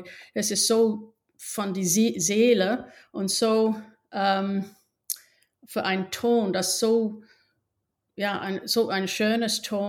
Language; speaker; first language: German; non-native, fluent; English